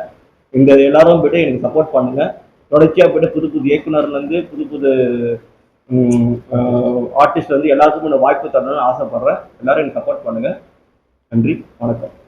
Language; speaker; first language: Tamil; native; Tamil